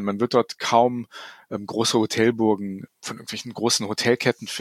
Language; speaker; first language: German; native; German